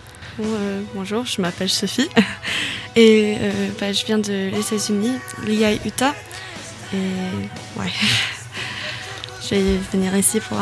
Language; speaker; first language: French; non-native, learner; English